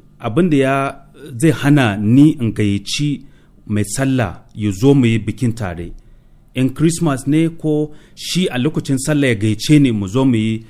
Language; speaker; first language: Hausa; non-native, local second language; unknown